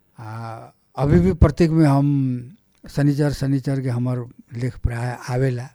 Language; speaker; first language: Bhojpuri; non-native, local second language; Nepali